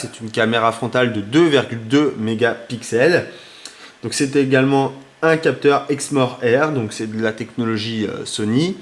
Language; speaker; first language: French; native; French